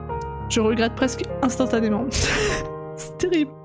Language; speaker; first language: French; native; French